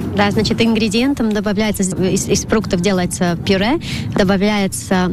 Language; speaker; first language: Russian; non-native, local second language; Latvian